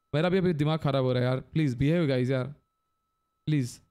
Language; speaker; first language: Hindi; non-native, local second language; Marathi